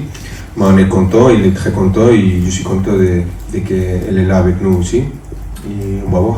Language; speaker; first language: French; non-native, fluent; Spanish